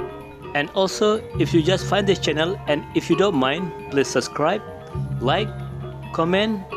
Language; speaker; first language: English; non-native, local second language; Indonesian